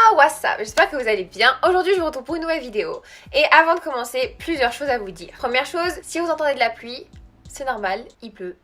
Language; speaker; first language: French; early bilingual, other home language; Arabic